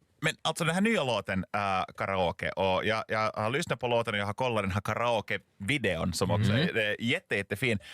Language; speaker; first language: Swedish; native; Swedish